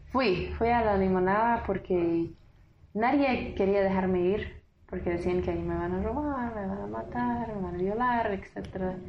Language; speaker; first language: Spanish; non-native, fluent; English